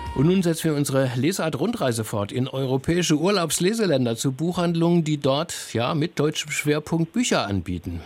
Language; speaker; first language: German; native; German